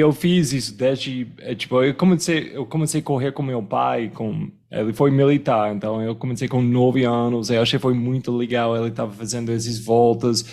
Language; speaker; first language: Portuguese; non-native, fluent; English